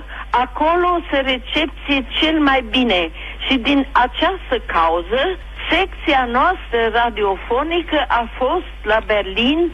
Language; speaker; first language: Romanian; non-native, local second language; German